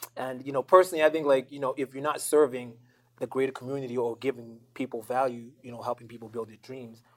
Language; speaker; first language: English; non-native, local second language; Shona